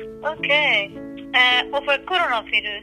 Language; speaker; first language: Dutch; non-native, learner; Persian